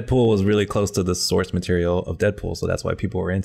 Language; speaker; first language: English; native; English